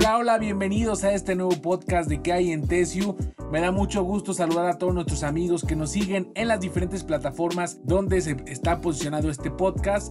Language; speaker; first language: Spanish; native; Spanish